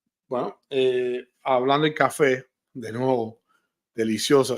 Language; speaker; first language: Spanish; early bilingual, heritage; Spanish